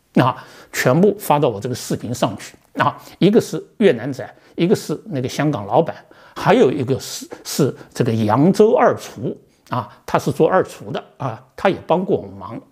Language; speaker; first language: Chinese; native; Chinese